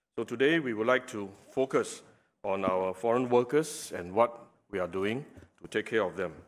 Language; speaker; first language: English; non-native, local second language; Chinese